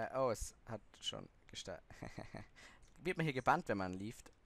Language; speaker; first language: German; native; German